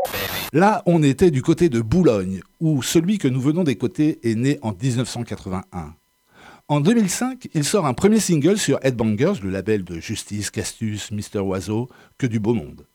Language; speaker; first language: French; native; French